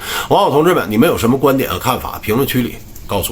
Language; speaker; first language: Chinese; native; Chinese